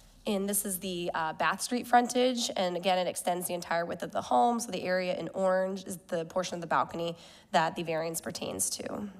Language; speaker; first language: English; native; English